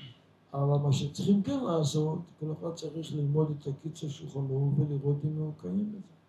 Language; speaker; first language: Hebrew; non-native, fluent; Yiddish